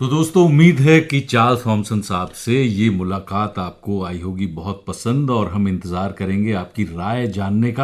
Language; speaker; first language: Hindi; native; Hindi